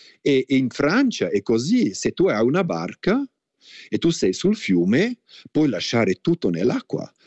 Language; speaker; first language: Italian; non-native, local second language; German